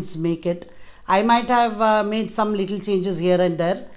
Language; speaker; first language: English; non-native, local second language; Kannada